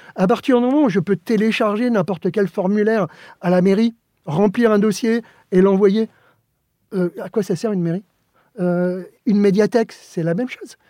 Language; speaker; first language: French; early bilingual, other home language; Spanish